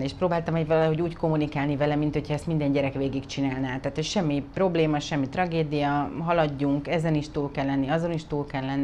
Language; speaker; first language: Hungarian; native; Hungarian